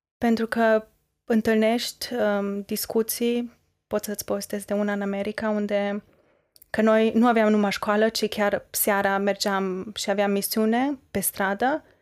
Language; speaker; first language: Romanian; early bilingual, heritage; Romanian